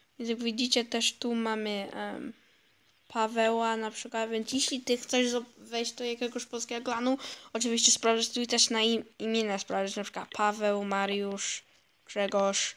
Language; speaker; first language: Polish; early bilingual, heritage; Polish